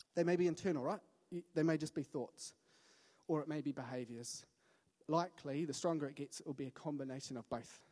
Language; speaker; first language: English; native; English